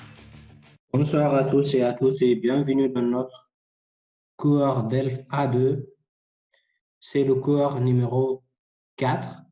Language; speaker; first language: French; non-native, fluent; Arabic